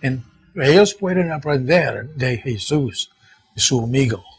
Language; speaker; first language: Spanish; non-native, fluent; English